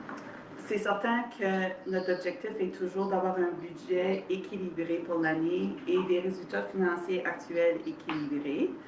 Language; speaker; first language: French; native; French